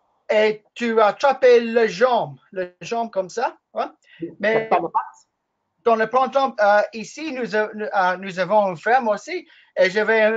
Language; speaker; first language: French; non-native, learner; English